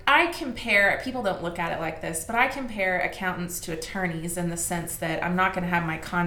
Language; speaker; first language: English; native; English